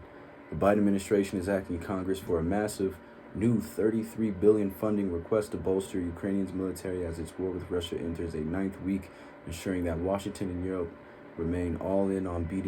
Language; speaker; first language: English; native; English